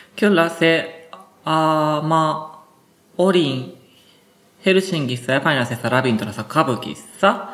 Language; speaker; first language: Finnish; non-native, learner; Japanese